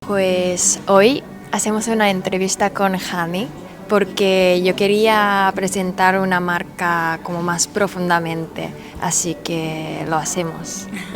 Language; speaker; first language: Spanish; non-native, learner; Japanese